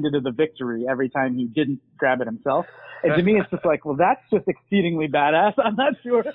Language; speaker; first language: English; native; English